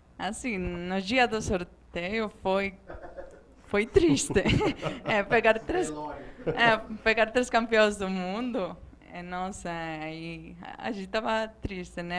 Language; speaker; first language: Portuguese; non-native, fluent; Spanish